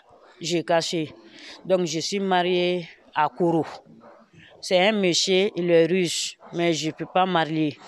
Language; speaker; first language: French; non-native, learner; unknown